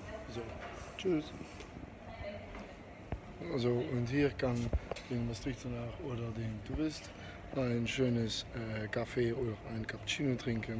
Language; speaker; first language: German; non-native, learner; Dutch